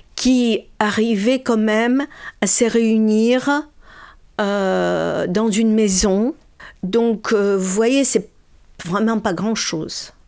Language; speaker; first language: French; non-native, fluent; Russian